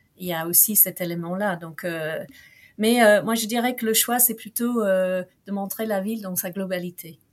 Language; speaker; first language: French; non-native, fluent; English